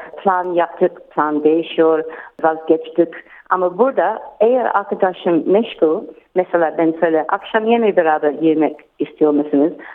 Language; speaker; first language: Turkish; non-native, learner; English